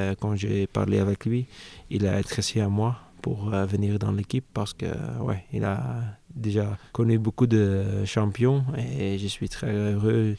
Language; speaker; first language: French; non-native, local second language; Dutch